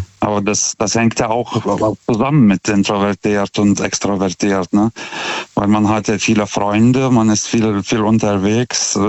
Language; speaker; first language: German; non-native, fluent; Lithuanian